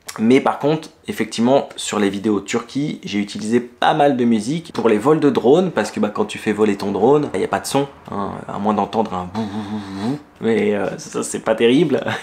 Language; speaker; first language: French; native; French